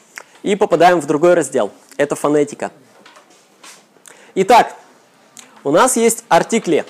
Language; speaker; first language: Russian; native; Russian